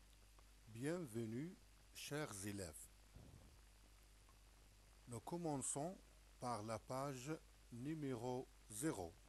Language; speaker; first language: French; non-native, local second language; Arabic